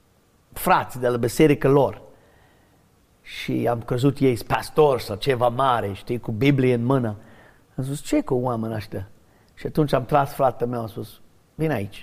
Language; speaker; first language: Romanian; non-native, learner; English